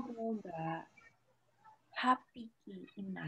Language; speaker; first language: Japanese; non-native, learner; Filipino